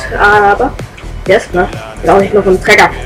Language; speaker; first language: German; native; German